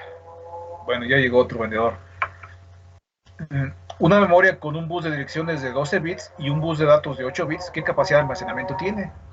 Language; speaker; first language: Spanish; native; Spanish